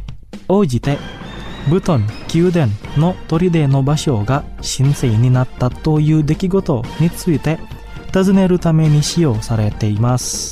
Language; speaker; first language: Japanese; non-native, fluent; Indonesian